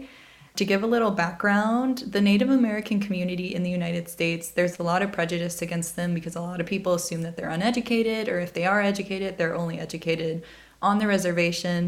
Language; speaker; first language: English; native; English